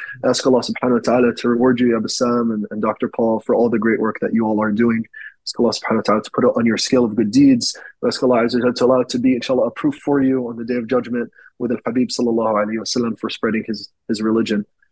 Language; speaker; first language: English; native; English